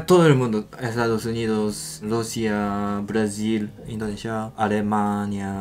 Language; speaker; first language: Spanish; non-native, learner; Japanese